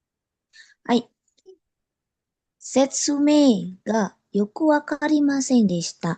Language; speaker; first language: Japanese; non-native, learner; Indonesian